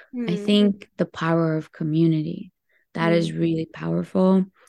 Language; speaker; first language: English; early bilingual, other home language; Hebrew